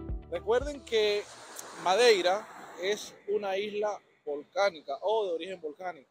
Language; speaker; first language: Spanish; native; Spanish